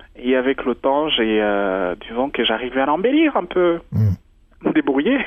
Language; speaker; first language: French; non-native, local second language; Kinyarwanda